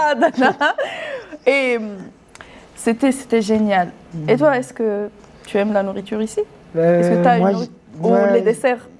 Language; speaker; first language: French; non-native, local second language; Arabic